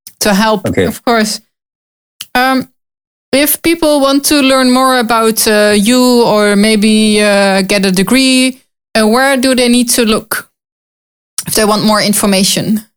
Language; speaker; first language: English; non-native, learner; Dutch